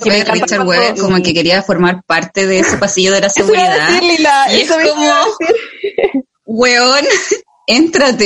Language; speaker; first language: Spanish; native; Spanish